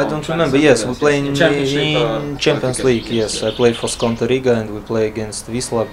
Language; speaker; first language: English; non-native, learner; Latvian